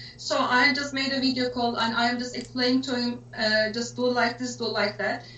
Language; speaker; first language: English; non-native, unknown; Turkish